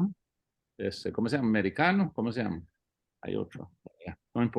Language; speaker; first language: Spanish; early bilingual, heritage; English